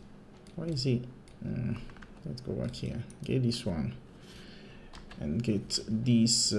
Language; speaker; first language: English; non-native, fluent; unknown